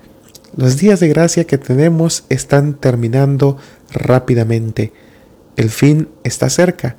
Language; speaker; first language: Spanish; native; Spanish